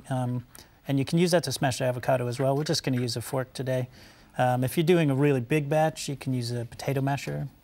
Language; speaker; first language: English; native; English